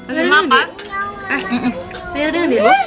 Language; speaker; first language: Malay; non-native, local second language; Javanese